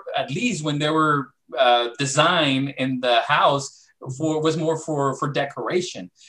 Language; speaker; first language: English; non-native, fluent; Spanish